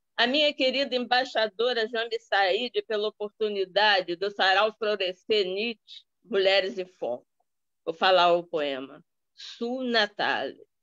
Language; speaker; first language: Portuguese; native; Portuguese